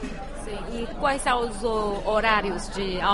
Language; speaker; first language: Portuguese; non-native, fluent; Chinese